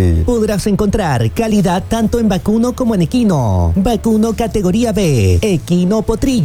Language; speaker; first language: Spanish; native; Spanish